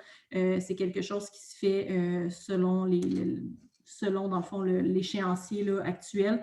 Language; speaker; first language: French; native; French